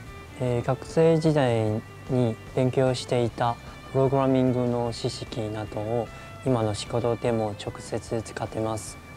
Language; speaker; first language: Japanese; non-native, fluent; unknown